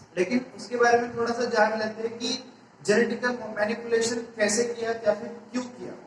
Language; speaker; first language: Hindi; non-native, local second language; Marathi